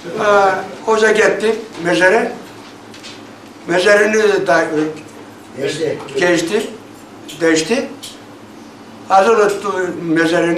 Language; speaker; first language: Turkish; early bilingual, heritage; Turkish